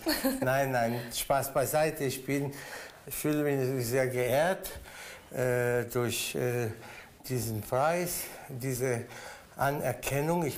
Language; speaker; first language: German; non-native, fluent; Spanish